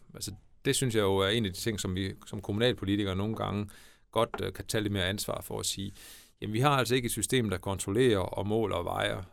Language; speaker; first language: Danish; native; Danish